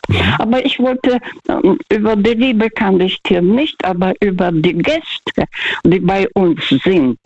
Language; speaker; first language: German; non-native, fluent; Russian